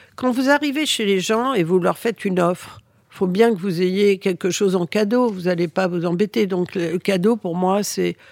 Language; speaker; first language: French; early bilingual, other home language; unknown